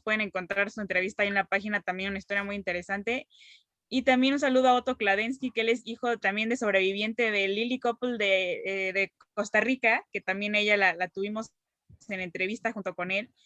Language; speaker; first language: Spanish; native; Spanish